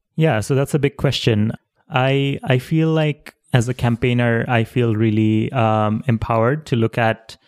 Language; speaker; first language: English; non-native, local second language; Bangla